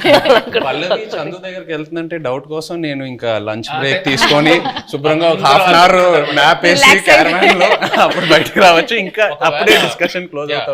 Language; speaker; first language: Telugu; native; Telugu